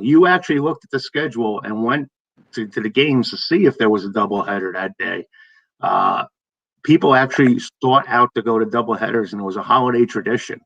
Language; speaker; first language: English; native; English